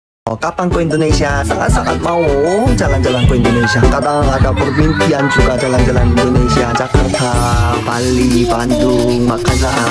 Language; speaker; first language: Indonesian; non-native, fluent; Korean